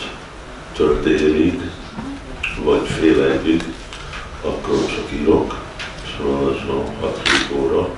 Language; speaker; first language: Hungarian; early bilingual, heritage; Hungarian